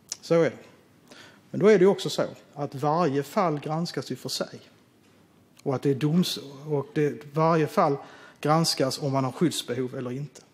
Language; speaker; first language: Swedish; native; Swedish